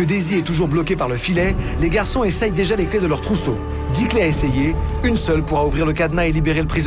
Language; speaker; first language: French; native; French